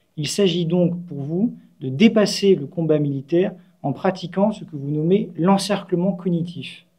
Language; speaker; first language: French; native; French